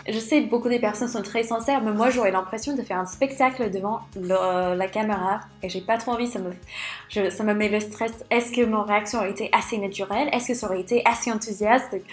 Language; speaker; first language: French; non-native, fluent; English